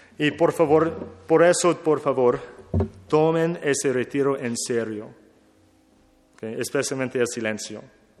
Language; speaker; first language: Spanish; non-native, learner; English